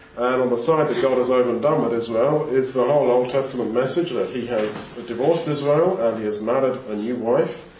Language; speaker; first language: English; native; English